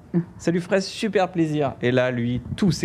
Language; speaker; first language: French; native; French